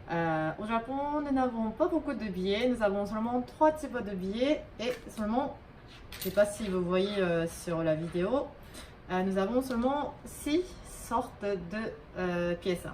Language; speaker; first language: French; non-native, fluent; Japanese